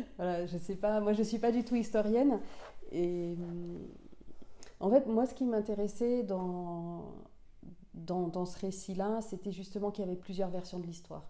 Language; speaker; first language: French; non-native, local second language; Finnish